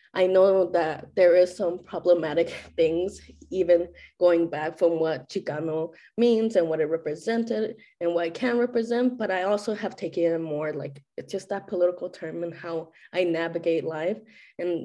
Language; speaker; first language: English; native; English